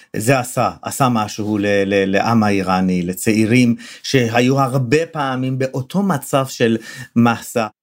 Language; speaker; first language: Hebrew; non-native, fluent; Persian